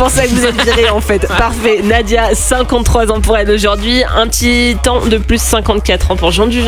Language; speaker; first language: French; native; French